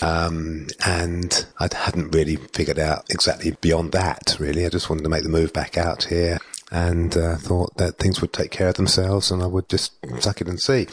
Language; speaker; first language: English; native; English